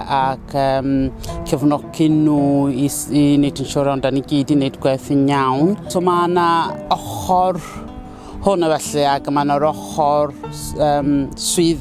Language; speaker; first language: Welsh; non-native, fluent; Southern Sotho